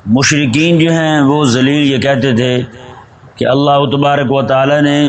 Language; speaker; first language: Urdu; non-native, local second language; Punjabi